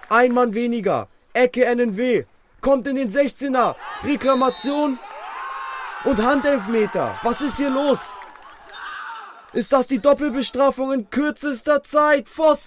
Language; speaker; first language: German; native; German